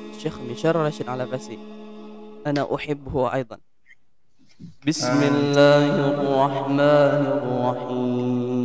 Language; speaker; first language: Arabic; non-native, learner; Indonesian